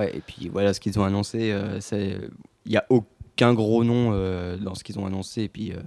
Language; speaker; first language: French; native; French